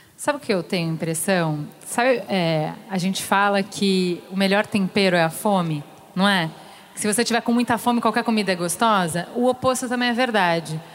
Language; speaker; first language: Portuguese; native; Portuguese